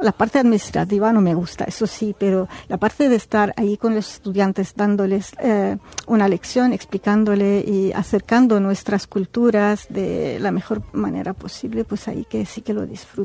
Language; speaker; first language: Spanish; non-native, fluent; Arabic